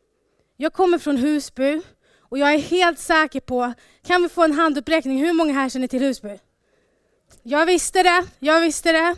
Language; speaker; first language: Swedish; early bilingual, other home language; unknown